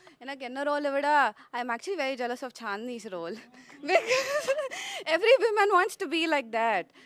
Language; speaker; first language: English; non-native, local second language; Tamil